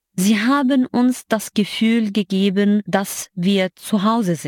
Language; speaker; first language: German; non-native, fluent; Arabic